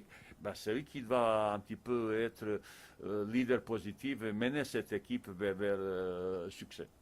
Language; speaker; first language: French; non-native, fluent; Bosnian